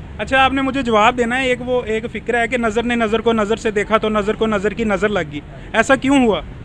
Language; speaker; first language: Urdu; non-native, local second language; Punjabi